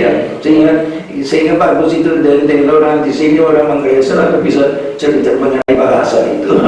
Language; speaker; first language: Indonesian; non-native, fluent; Hungarian